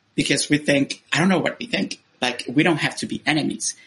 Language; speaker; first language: English; non-native, fluent; Spanish